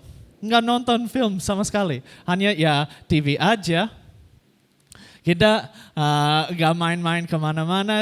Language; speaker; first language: Indonesian; non-native, fluent; English